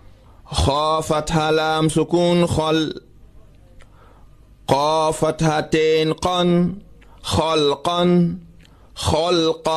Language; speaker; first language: Arabic; non-native, fluent; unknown